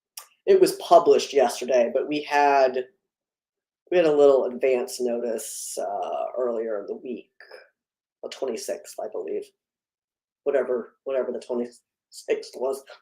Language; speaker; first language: English; native; English